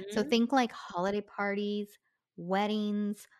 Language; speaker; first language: English; native; English